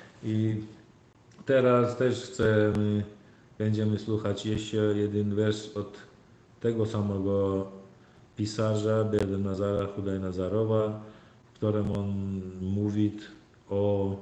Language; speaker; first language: Polish; non-native, learner; Turkmen